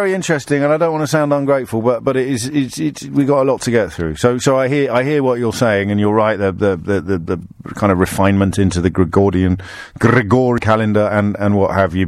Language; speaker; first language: English; native; English